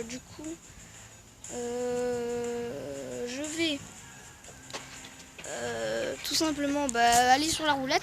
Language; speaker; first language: French; native; French